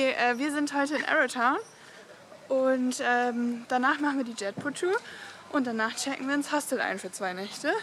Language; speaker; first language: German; non-native, learner; Dutch